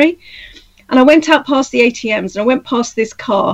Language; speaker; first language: English; native; English